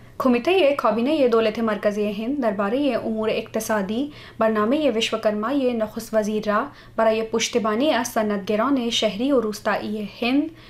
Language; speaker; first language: Persian; non-native, fluent; Hindi